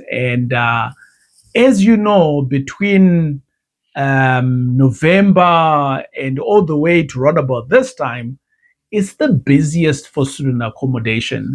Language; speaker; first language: English; non-native, local second language; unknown